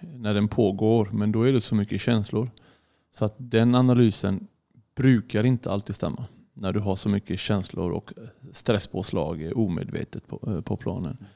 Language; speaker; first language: Swedish; early bilingual, other home language; Arabic